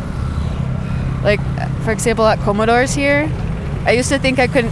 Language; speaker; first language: English; native; English